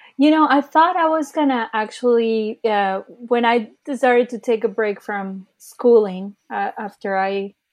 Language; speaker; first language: English; early bilingual, other home language; Spanish